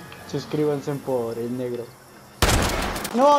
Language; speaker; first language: Spanish; native; Spanish